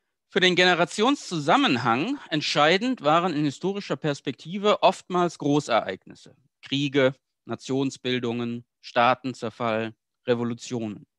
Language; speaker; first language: German; native; German